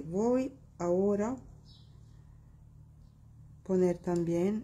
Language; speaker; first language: Spanish; non-native, fluent; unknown